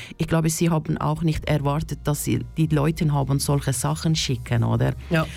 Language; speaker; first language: German; non-native, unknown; Turkish